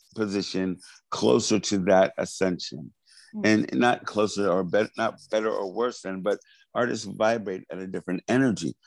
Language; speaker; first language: English; native; English